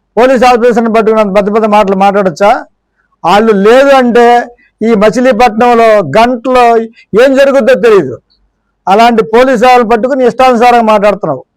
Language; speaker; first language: Telugu; native; Telugu